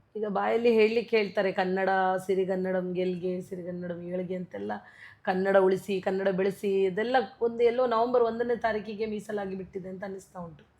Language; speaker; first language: Kannada; non-native, local second language; Tulu